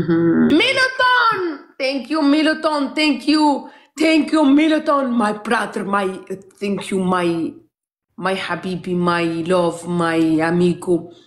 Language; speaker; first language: English; non-native, learner; Arabic